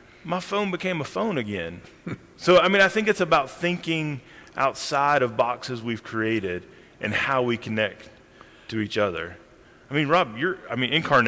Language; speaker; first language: English; native; English